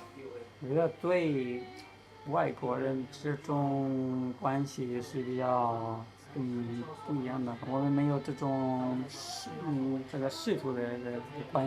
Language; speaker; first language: Chinese; non-native, learner; Spanish